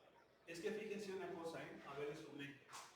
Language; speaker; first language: Spanish; native; Spanish